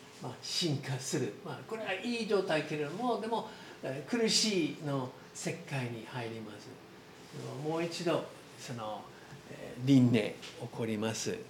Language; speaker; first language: Japanese; non-native, learner; English